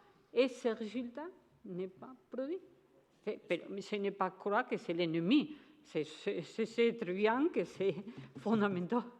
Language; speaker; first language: French; non-native, fluent; Spanish